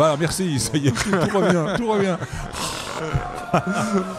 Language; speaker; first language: French; native; French